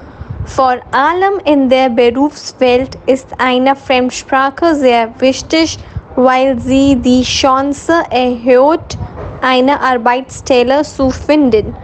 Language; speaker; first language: German; non-native, learner; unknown